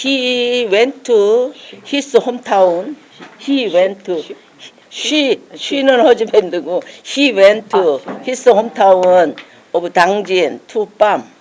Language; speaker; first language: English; non-native, learner; Korean